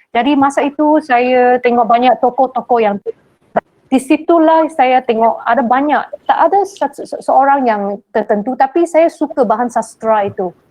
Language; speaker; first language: Malay; non-native, local second language; Min Nan Chinese